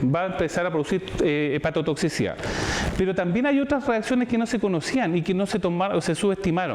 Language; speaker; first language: Spanish; native; Spanish